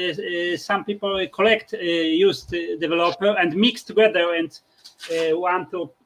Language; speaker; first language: English; non-native, learner; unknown